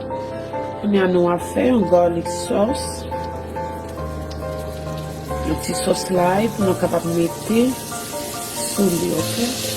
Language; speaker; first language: French; non-native, local second language; Haitian Creole